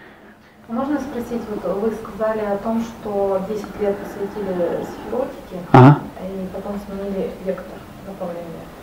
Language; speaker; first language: Russian; native; Russian